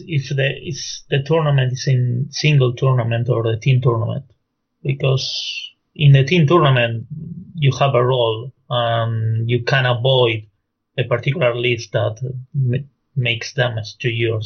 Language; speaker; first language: English; non-native, fluent; Spanish